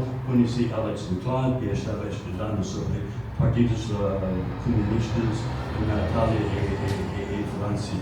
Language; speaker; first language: Portuguese; non-native, fluent; English